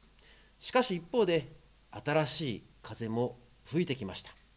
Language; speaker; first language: Japanese; native; Japanese